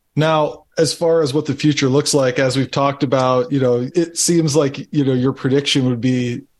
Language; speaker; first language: English; native; English